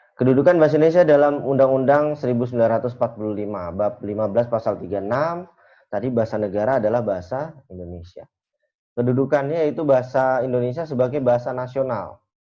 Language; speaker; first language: Indonesian; native; Indonesian